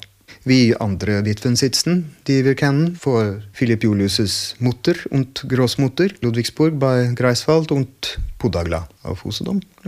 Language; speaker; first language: German; non-native, learner; Norwegian